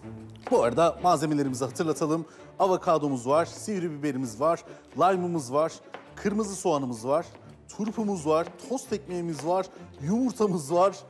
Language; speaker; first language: Turkish; native; Turkish